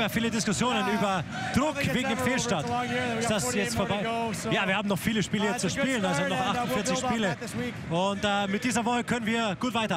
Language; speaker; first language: German; native; German